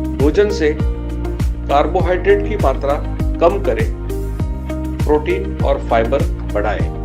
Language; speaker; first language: Hindi; non-native, local second language; Marathi